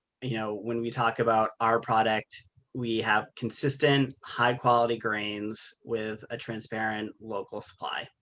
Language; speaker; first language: English; native; English